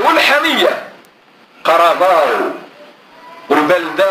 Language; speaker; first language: Arabic; native; Arabic